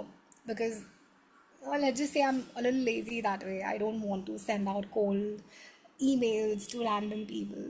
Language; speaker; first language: English; non-native, local second language; Hindi